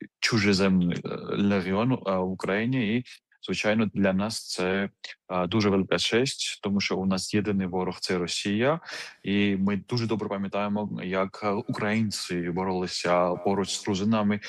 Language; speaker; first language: Ukrainian; non-native, fluent; Georgian